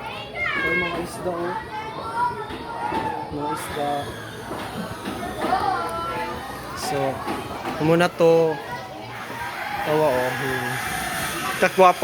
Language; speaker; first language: Filipino; non-native, local second language; Cebuano